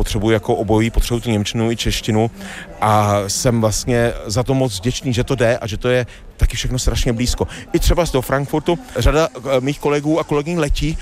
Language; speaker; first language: Czech; native; Czech